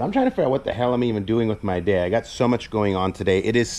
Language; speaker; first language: English; native; English